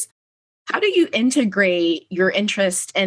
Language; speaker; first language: English; non-native, local second language; Filipino